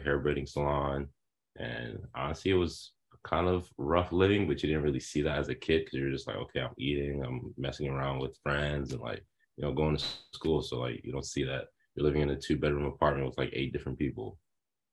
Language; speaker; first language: English; native; English